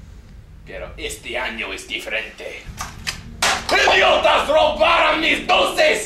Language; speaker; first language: Spanish; non-native, learner; English